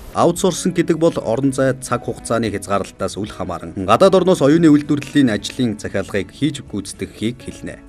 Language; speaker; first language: Mongolian; native; Mongolian